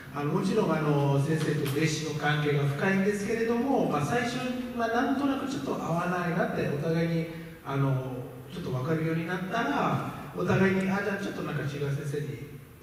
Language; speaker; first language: Japanese; non-native, fluent; Italian